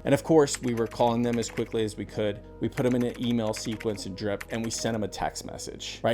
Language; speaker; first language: English; native; English